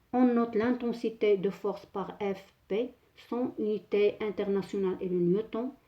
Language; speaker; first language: French; non-native, local second language; Arabic